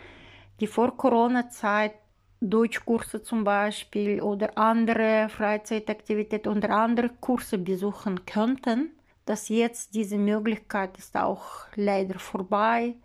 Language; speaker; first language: German; non-native, learner; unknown